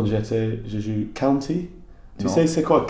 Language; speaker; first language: French; non-native, learner; English